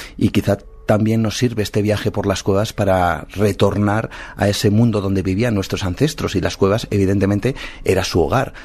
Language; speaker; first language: Spanish; native; Spanish